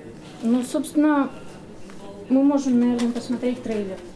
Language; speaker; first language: Russian; native; Russian